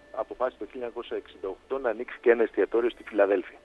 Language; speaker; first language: Greek; native; Greek